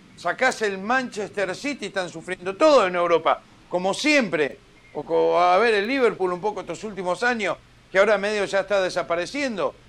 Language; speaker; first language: Spanish; native; Spanish